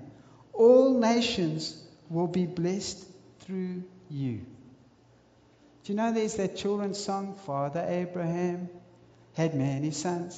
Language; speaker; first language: English; native; English